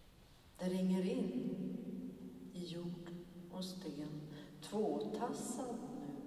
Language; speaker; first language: Swedish; native; Swedish